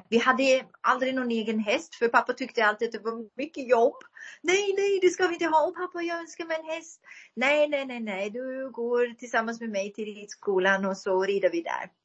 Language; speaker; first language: Swedish; non-native, fluent; German